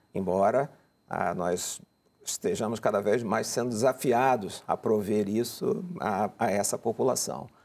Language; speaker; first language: Portuguese; native; Portuguese